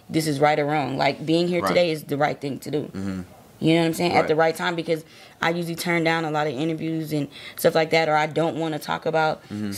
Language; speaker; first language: English; native; English